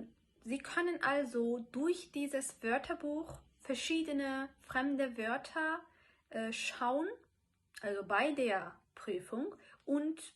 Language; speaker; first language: German; non-native, fluent; Turkish